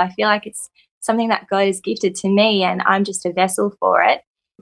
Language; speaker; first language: English; native; English